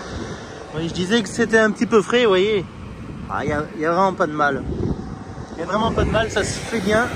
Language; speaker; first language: French; native; French